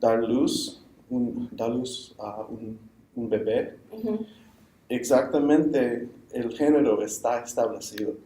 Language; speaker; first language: Spanish; non-native, fluent; English